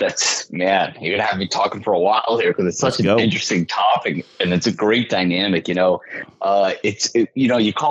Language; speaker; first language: English; native; English